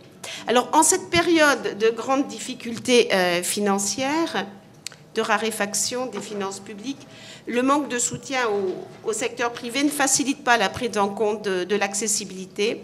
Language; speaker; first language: French; native; French